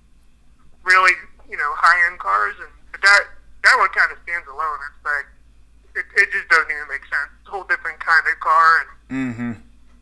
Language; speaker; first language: English; native; English